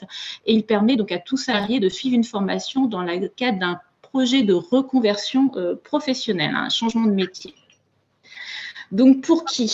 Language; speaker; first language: French; native; French